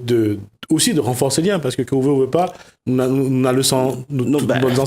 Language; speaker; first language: French; non-native, local second language; Réunion Creole French